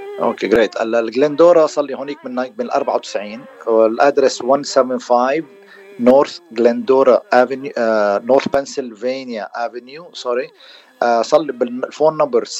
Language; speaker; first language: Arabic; non-native, local second language; Armenian